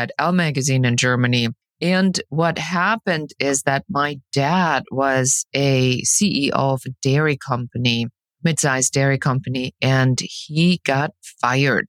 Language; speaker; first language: English; non-native, fluent; German